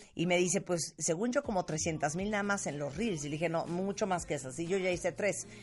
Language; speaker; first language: Spanish; native; Spanish